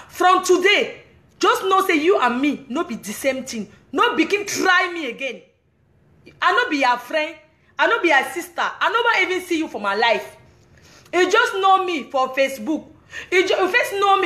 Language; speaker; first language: English; non-native, local second language; French